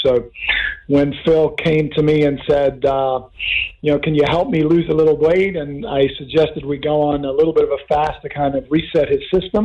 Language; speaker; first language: English; native; English